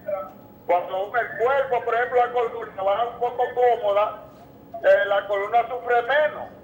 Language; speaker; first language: Spanish; native; Spanish